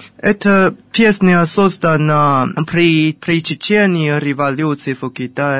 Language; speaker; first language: Russian; non-native, learner; Chinese